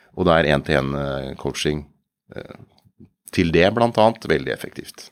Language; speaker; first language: Norwegian; native; Norwegian